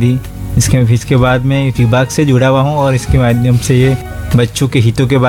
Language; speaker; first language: Hindi; native; Hindi